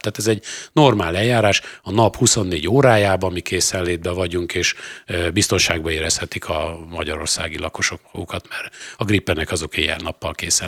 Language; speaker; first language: Hungarian; native; Hungarian